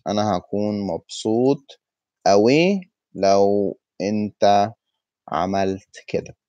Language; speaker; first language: Arabic; early bilingual, heritage; Arabic